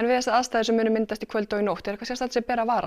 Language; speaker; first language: Icelandic; native; Icelandic